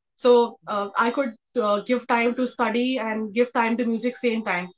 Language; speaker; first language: English; non-native, local second language; Hindi